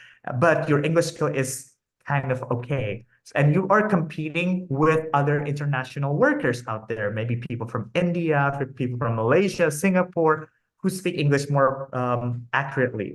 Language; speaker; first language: English; non-native, fluent; Indonesian